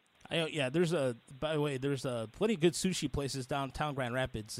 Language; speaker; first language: English; native; English